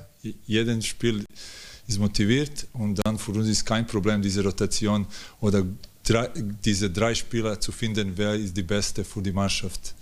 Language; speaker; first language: German; non-native, fluent; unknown